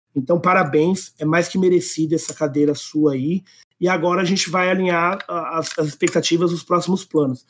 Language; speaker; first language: Portuguese; native; Portuguese